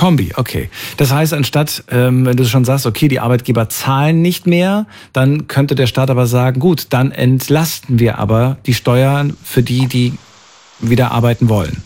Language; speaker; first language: German; native; German